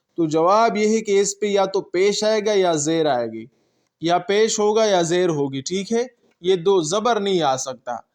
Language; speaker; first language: Urdu; non-native, local second language; Pashto